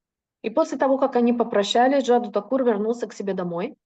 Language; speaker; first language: Russian; native; Russian